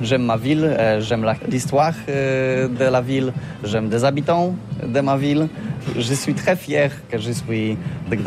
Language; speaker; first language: French; non-native, learner; Polish